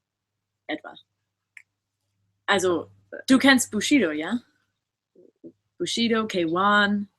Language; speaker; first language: German; non-native, fluent; English